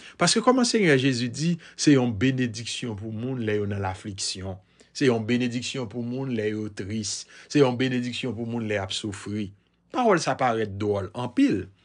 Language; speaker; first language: French; non-native, local second language; Haitian Creole